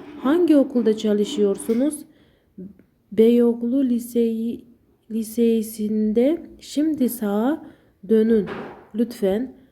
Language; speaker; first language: Turkish; non-native, learner; Uzbek